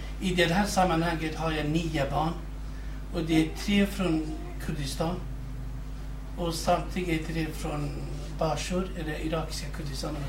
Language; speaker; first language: Swedish; non-native, fluent; Kurdish